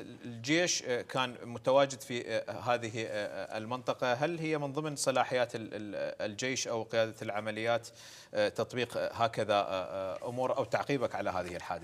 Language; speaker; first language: Arabic; native; Arabic